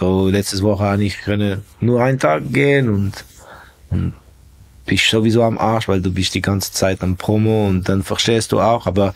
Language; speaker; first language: German; non-native, fluent; Estonian